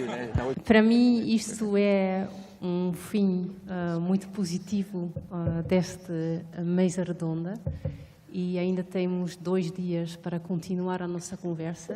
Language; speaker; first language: Portuguese; non-native, fluent; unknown